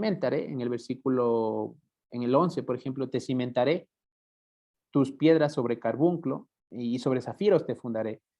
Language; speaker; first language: Spanish; native; Spanish